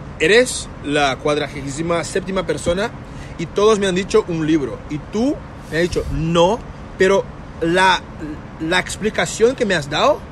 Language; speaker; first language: Spanish; non-native, fluent; Portuguese